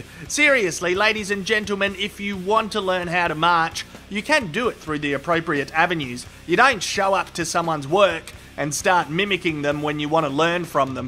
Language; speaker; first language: English; native; English